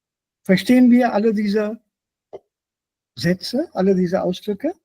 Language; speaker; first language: German; non-native, fluent; Hindi